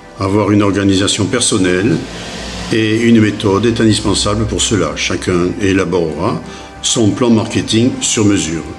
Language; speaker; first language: French; native; French